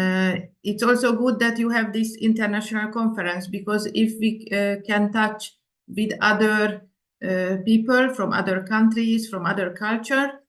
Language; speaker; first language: English; non-native, fluent; Indonesian